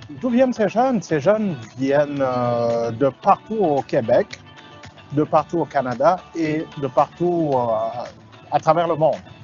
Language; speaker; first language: French; non-native, local second language; Wolof